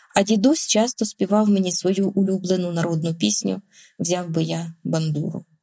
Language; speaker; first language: Ukrainian; non-native, local second language; Russian